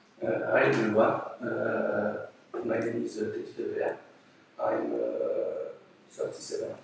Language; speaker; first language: English; non-native, fluent; French